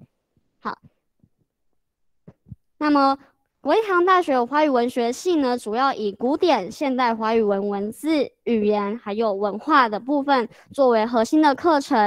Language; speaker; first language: Chinese; native; Chinese